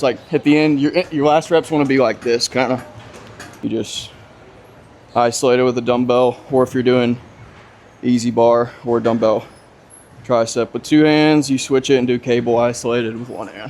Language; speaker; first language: English; native; English